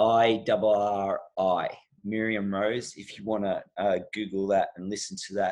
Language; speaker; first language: English; native; English